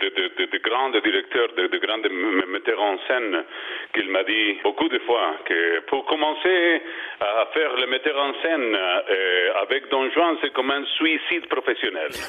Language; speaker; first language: French; non-native, learner; Spanish